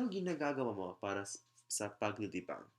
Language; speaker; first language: Filipino; non-native, learner; English